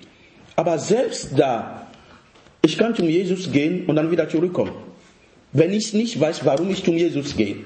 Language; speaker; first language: German; non-native, fluent; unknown